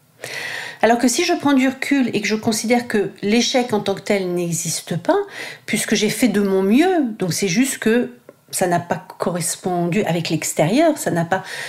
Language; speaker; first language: French; native; French